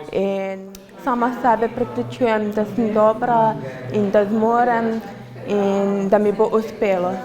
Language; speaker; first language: Slovenian; native; Slovenian